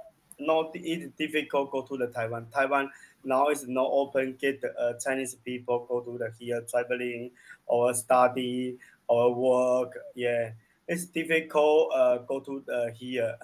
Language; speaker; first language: English; non-native, learner; Chinese